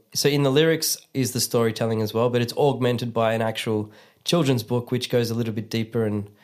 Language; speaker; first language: English; native; English